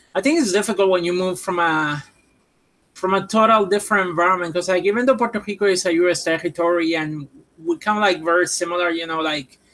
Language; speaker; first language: English; non-native, fluent; Spanish